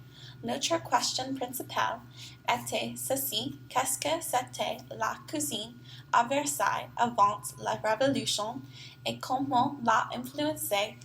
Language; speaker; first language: French; non-native, learner; English